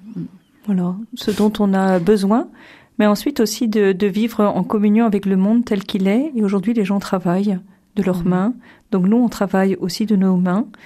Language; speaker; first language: French; native; French